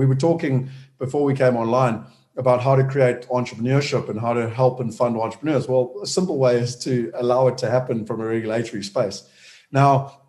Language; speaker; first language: English; native; English